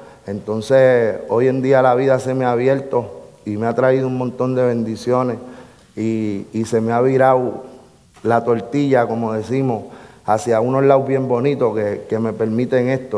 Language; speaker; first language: Spanish; native; Spanish